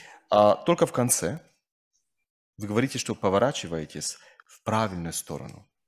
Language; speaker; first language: Russian; non-native, fluent; Slovenian